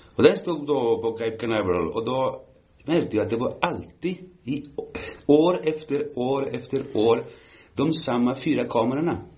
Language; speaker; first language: Swedish; early bilingual, heritage; Swedish